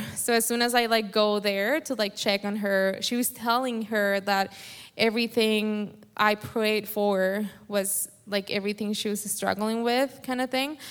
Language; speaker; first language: English; non-native, fluent; Spanish